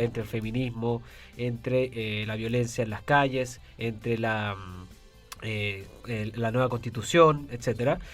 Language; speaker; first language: Spanish; native; Spanish